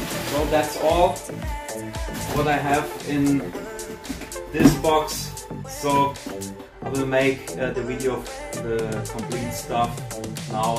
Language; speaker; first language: English; non-native, learner; German